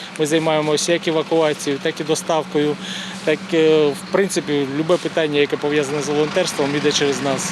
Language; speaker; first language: Ukrainian; native; Ukrainian